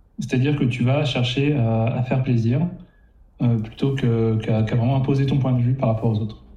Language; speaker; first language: French; native; French